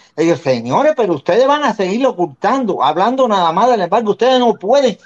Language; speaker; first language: Spanish; native; Spanish